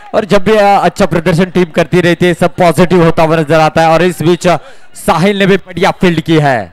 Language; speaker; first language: Hindi; non-native, local second language; Marathi